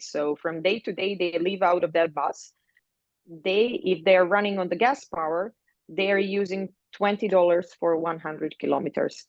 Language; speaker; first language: English; non-native, fluent; Croatian